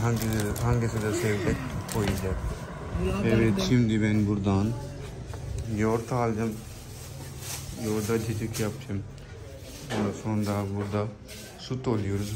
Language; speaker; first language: Turkish; non-native, learner; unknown